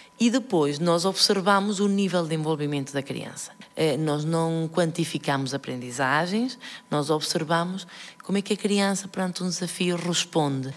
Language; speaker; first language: Portuguese; early bilingual, heritage; Portuguese